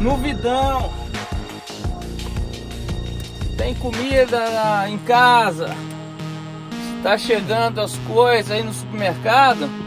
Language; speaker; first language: Portuguese; native; Portuguese